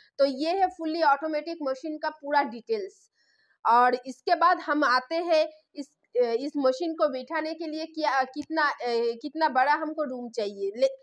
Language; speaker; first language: Hindi; non-native, local second language; Bangla